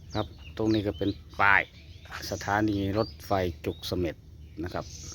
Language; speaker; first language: Thai; native; Thai